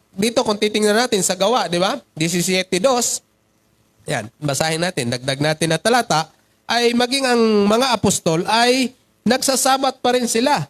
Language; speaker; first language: Filipino; non-native, local second language; Cebuano